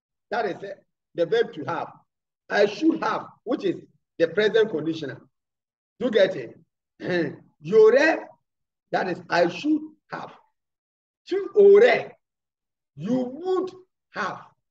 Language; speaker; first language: English; non-native, local second language; Akan